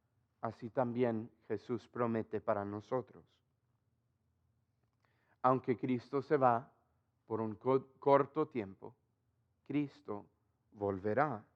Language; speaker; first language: Spanish; non-native, fluent; English